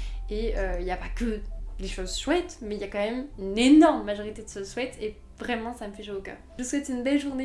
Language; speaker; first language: French; native; French